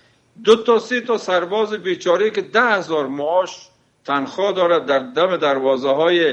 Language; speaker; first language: Persian; native; Persian